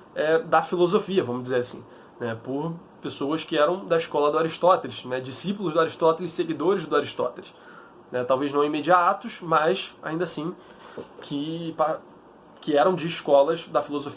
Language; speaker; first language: Portuguese; native; Portuguese